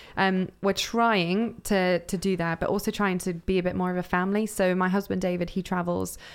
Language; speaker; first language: English; native; English